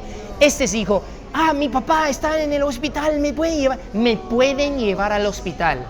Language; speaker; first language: Spanish; non-native, fluent; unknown